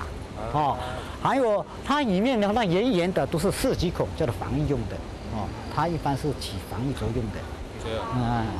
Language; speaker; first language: Chinese; native; Chinese